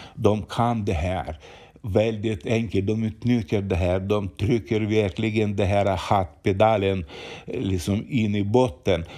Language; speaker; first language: Swedish; non-native, fluent; Ukrainian